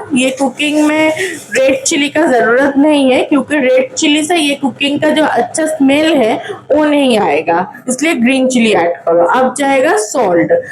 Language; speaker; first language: Hindi; non-native, local second language; Bangla